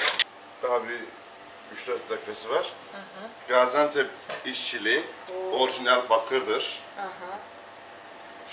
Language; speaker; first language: Turkish; native; Turkish